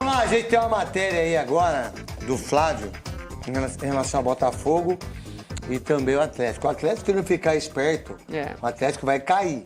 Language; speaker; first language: Portuguese; native; Portuguese